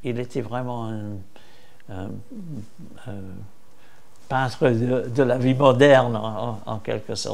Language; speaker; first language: French; non-native, fluent; English